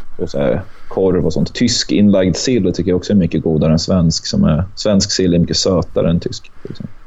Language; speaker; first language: Swedish; native; Swedish